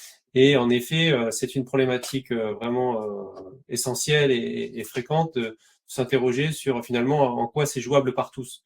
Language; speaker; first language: French; native; French